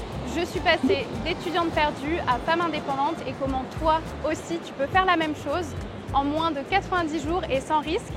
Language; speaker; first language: French; native; French